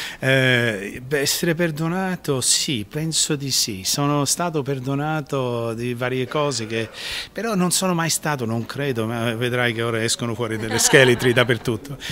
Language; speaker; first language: Italian; non-native, fluent; Sicilian